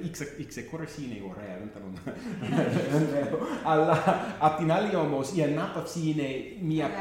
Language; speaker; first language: Greek; non-native, fluent; English